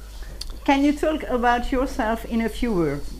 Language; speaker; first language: English; non-native, learner; French